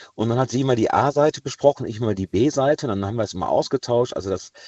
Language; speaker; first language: German; native; German